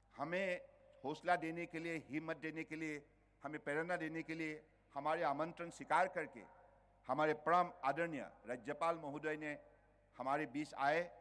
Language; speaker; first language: Hindi; native; Hindi